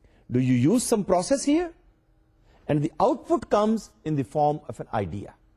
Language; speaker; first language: English; non-native, local second language; Urdu